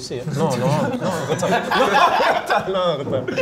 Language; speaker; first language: French; non-native, learner; German